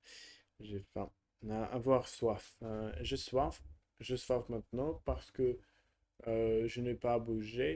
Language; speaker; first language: French; non-native, learner; Russian